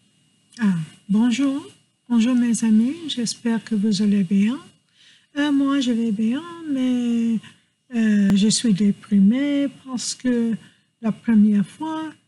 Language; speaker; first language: French; non-native, learner; English